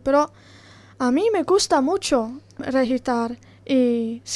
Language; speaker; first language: Spanish; non-native, learner; Italian